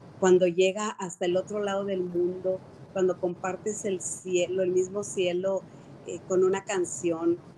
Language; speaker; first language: Spanish; native; Spanish